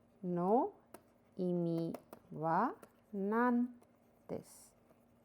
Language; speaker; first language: Japanese; non-native, fluent; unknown